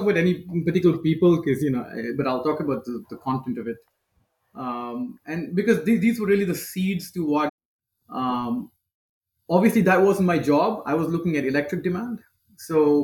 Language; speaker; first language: English; non-native, local second language; Hindi